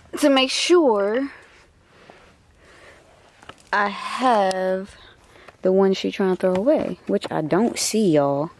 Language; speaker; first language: English; native; English